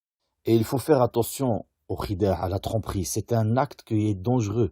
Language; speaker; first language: French; native; French